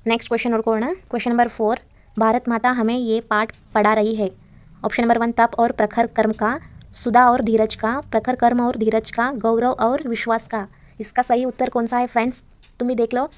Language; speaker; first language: Hindi; non-native, local second language; Kannada